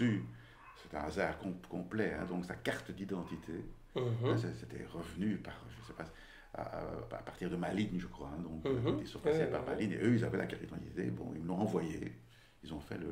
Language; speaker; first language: French; native; French